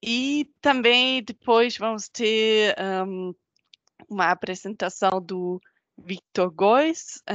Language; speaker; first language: Portuguese; non-native, fluent; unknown